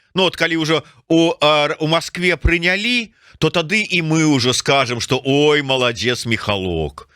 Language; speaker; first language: Belarusian; non-native, local second language; Russian